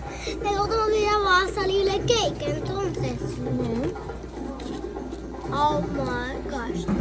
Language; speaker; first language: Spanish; early bilingual, other home language; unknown